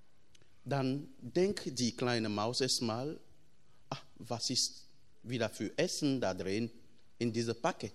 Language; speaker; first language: German; non-native, fluent; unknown